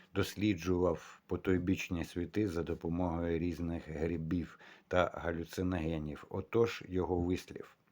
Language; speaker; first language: Ukrainian; non-native, local second language; Russian